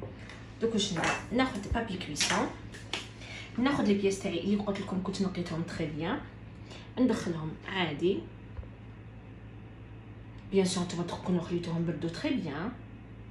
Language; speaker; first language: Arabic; native; Arabic